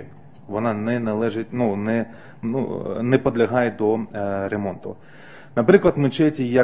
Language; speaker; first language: Ukrainian; non-native, fluent; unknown